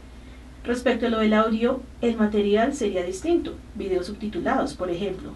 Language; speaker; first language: Spanish; native; Spanish